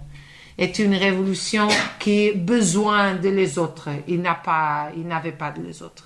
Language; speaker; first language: French; non-native, fluent; Portuguese